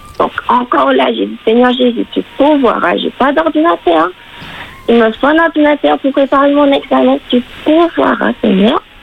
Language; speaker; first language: French; native; French